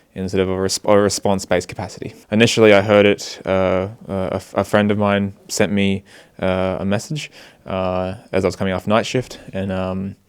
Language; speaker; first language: English; native; English